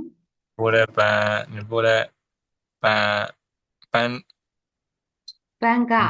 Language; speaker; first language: Chinese; non-native, learner; Burmese